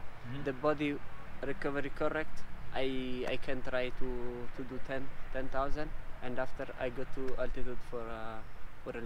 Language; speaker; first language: English; non-native, learner; Italian